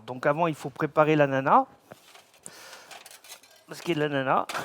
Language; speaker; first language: French; native; French